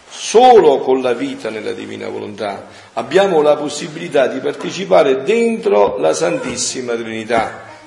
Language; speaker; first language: Italian; native; Italian